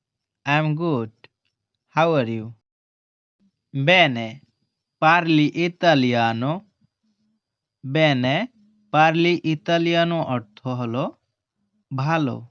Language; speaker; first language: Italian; non-native, learner; Bangla